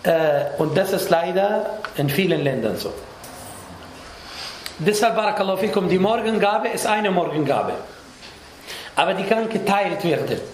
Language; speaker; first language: German; non-native, fluent; Arabic